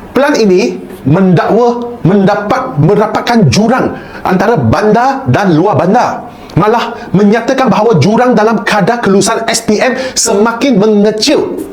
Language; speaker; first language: Malay; non-native, local second language; Chinese